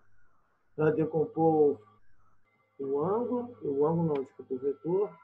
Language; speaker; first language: Portuguese; native; Portuguese